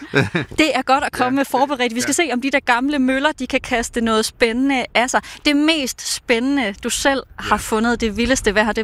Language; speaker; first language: Danish; native; Danish